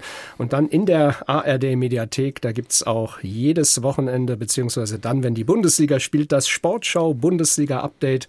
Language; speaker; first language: German; native; German